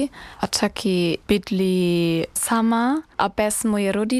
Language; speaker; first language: Czech; non-native, learner; German